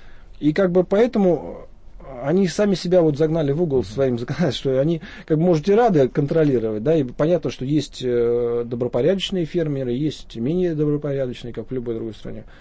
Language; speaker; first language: Russian; native; Russian